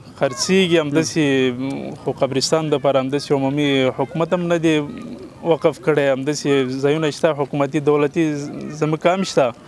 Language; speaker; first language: Pashto; non-native, local second language; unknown